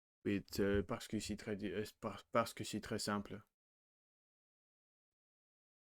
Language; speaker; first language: French; non-native, learner; Russian